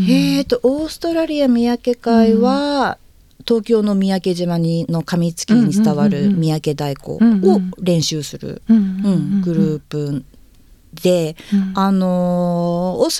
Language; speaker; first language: Japanese; native; Japanese